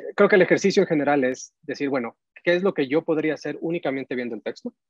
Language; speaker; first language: Spanish; native; Spanish